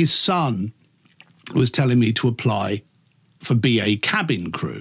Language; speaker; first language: English; native; English